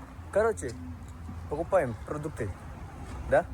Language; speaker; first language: Russian; non-native, learner; Indonesian